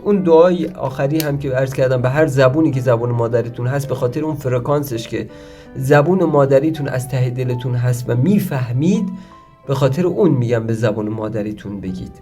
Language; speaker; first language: Persian; native; Persian